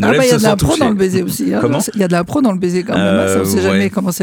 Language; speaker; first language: French; native; French